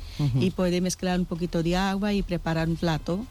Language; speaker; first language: Spanish; non-native, learner; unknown